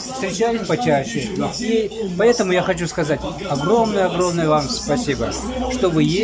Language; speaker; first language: Russian; non-native, local second language; Chuvash